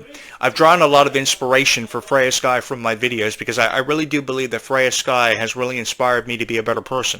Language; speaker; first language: English; native; English